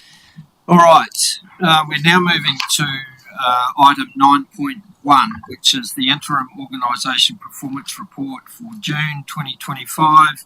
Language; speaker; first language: English; native; English